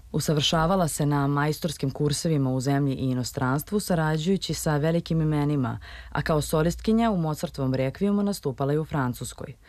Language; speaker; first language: Serbian; native; Serbian